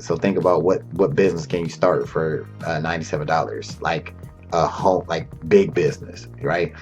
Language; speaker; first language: English; native; English